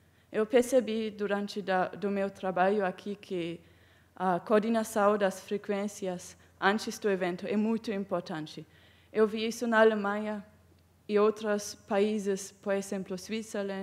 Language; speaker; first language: Portuguese; non-native, fluent; German